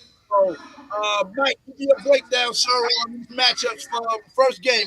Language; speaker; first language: English; native; English